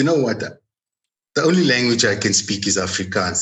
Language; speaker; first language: English; non-native, local second language; Afrikaans